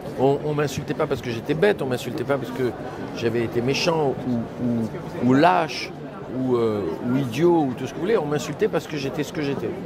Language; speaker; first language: French; early bilingual, heritage; French